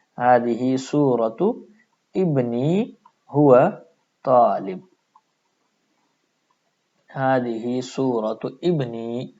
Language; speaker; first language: Arabic; non-native, fluent; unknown